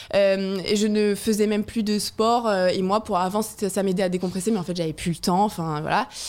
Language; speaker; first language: French; native; French